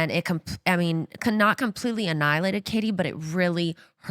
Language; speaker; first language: English; native; English